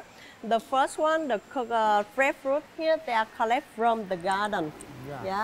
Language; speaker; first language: English; non-native, learner; Vietnamese